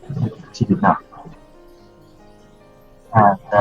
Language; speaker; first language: English; non-native, learner; Vietnamese